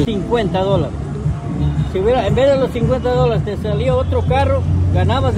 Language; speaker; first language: Spanish; native; Spanish